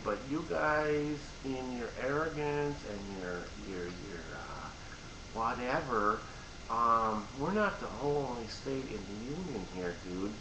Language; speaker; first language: English; native; English